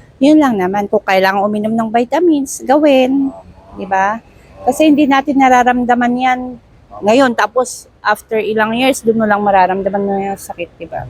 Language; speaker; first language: Filipino; non-native, local second language; Iloko